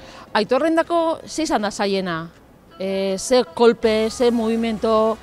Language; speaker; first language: Basque; native; Basque